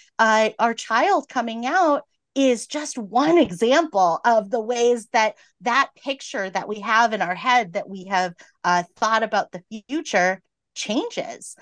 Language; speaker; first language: English; native; English